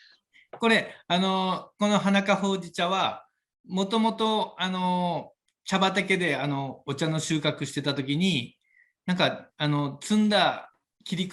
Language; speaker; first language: Japanese; native; Japanese